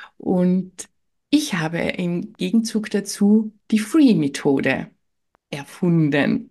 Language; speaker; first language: German; native; German